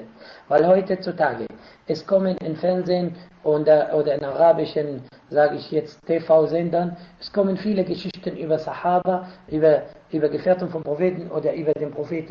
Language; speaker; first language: German; non-native, fluent; Arabic